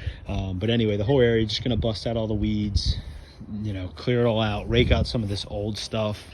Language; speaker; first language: English; native; English